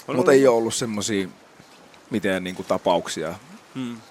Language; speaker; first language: Finnish; native; Finnish